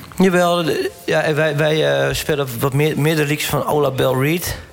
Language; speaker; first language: Dutch; native; Dutch